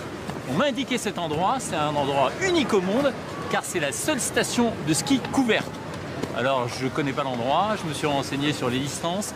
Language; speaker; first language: French; native; French